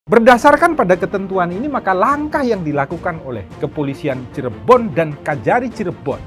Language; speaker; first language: Indonesian; native; Indonesian